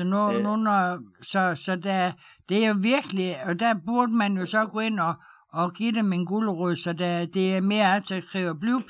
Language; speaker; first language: Danish; native; Danish